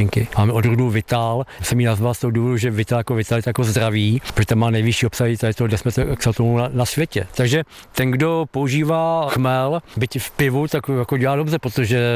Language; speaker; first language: Czech; native; Czech